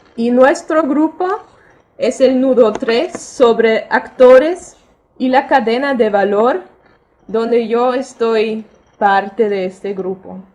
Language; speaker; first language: Spanish; non-native, fluent; German